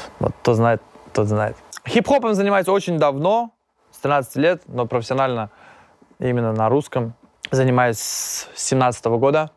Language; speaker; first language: Russian; non-native, local second language; Tatar